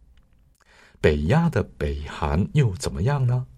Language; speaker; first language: Chinese; non-native, local second language; Cantonese